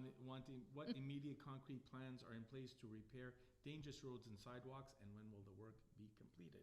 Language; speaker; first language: English; native; English